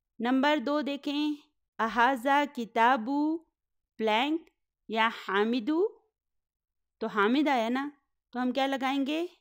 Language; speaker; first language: Urdu; native; Urdu